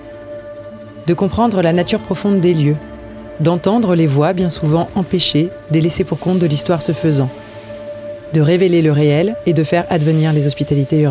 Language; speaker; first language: French; native; French